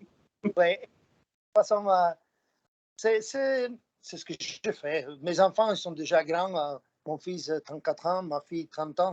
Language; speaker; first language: French; non-native, fluent; Slovak